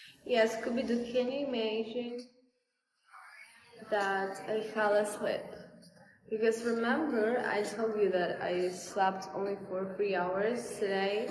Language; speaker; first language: English; non-native, fluent; Russian